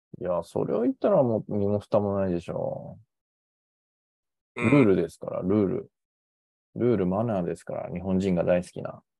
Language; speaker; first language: Japanese; native; Japanese